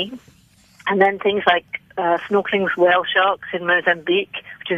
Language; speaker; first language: English; native; English